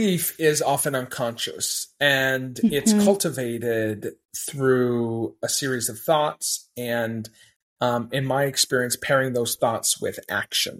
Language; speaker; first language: English; native; English